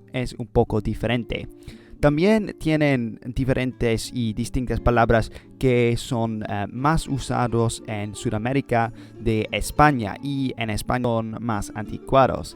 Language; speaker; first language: Spanish; non-native, learner; English